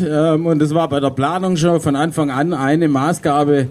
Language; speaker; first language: German; native; German